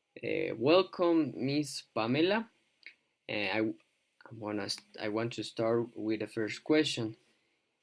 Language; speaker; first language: English; non-native, fluent; Spanish